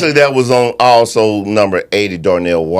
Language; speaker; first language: English; native; English